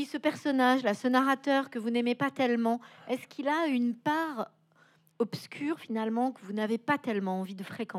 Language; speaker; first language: French; native; French